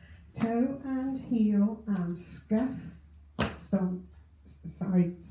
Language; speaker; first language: English; native; English